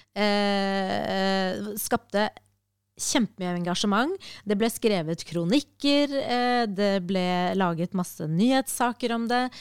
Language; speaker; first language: Norwegian; early bilingual, other home language; Arabic